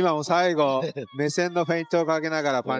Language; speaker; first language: Japanese; native; Japanese